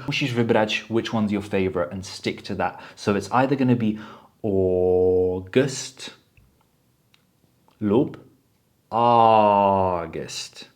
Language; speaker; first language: English; early bilingual, other home language; Polish